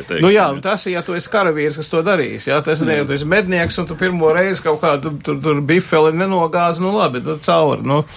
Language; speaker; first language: Latvian; early bilingual, heritage; Latvian